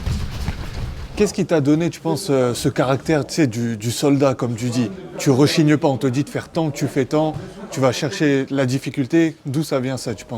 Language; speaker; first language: French; native; French